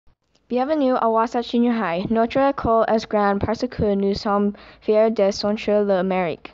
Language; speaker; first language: French; non-native, learner; English